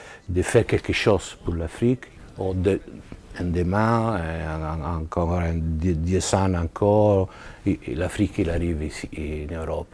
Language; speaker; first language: French; non-native, learner; Italian